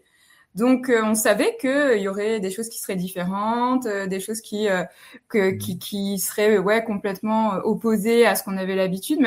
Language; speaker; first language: French; native; French